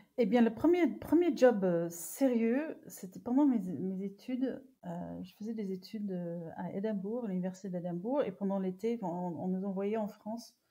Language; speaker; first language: French; non-native, fluent; English